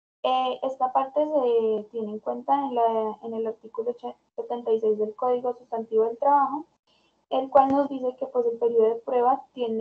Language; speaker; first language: Spanish; native; Spanish